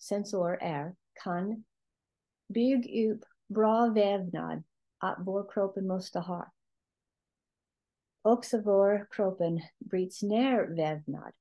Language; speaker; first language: Swedish; non-native, learner; English